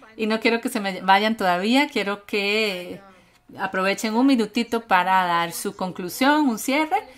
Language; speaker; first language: Spanish; non-native, fluent; English